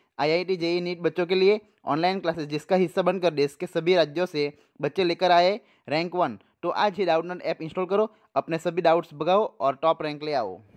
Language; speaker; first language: Hindi; non-native, local second language; Gujarati